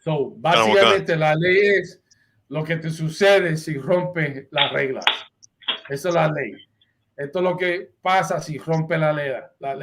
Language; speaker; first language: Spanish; early bilingual, heritage; Spanish